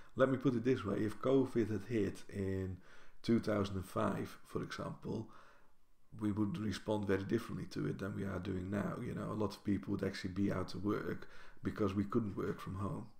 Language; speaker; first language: English; non-native, fluent; Dutch